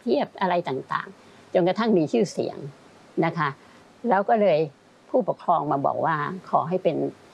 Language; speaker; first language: Thai; native; Thai